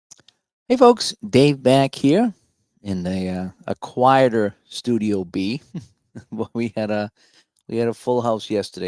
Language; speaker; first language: English; native; English